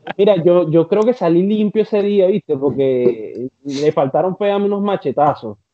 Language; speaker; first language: Spanish; native; Spanish